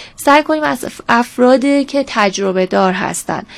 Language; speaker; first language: Persian; non-native, local second language; Azerbaijani